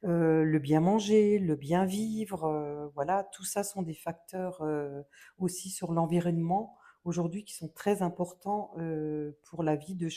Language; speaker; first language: French; native; French